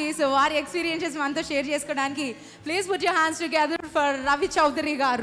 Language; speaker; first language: Telugu; native; Telugu